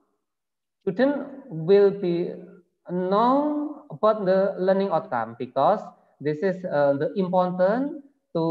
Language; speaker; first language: English; non-native, learner; Indonesian